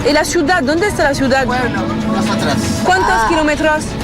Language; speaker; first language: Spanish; non-native, learner; French